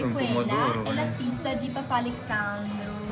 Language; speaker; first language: Italian; native; Italian